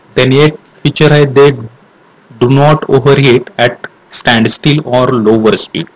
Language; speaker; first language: Hindi; non-native, local second language; Marathi